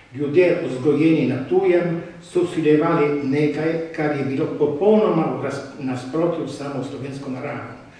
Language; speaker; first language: Slovenian; native; Slovenian